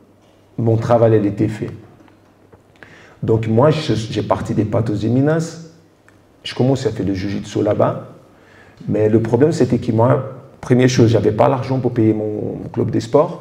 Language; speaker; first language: French; non-native, fluent; Portuguese